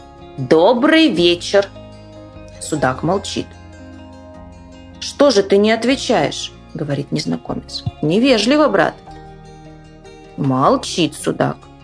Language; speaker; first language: Russian; native; Russian